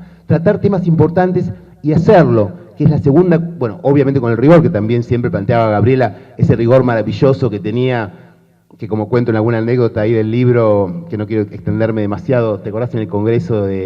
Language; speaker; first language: Spanish; native; Spanish